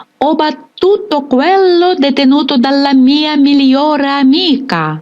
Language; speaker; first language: Italian; non-native, fluent; Ukrainian